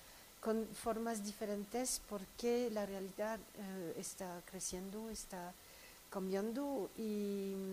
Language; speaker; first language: Spanish; non-native, fluent; French